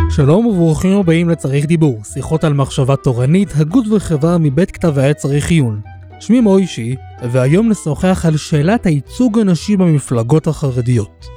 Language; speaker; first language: Hebrew; native; Hebrew